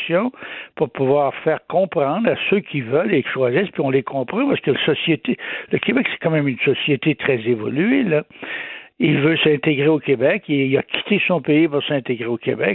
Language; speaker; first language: French; native; French